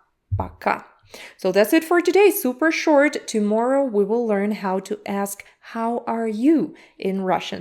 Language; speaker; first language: English; non-native, fluent; Russian